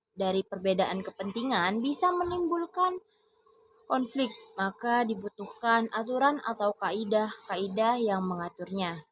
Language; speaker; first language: Indonesian; non-native, local second language; Madurese